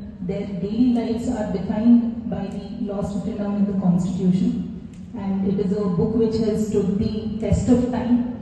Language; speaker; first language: English; non-native, local second language; Telugu